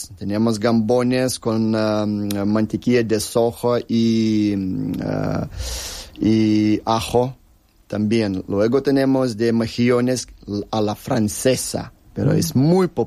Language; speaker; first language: Spanish; non-native, learner; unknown